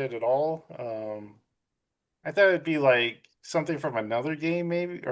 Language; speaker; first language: English; native; English